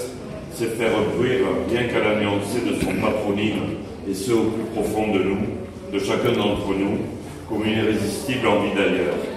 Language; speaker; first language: French; native; French